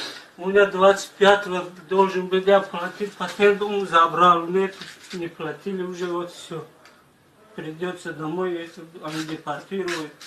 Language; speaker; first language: Russian; non-native, learner; Tajik